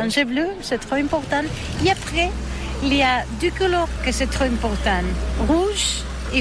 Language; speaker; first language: French; non-native, learner; Catalan